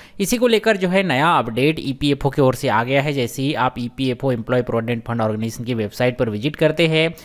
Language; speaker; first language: Hindi; native; Hindi